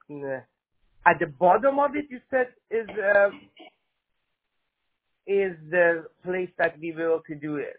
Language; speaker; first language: English; non-native, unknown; Persian